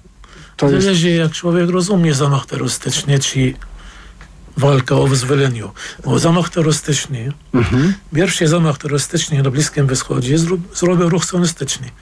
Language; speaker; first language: Polish; non-native, fluent; Arabic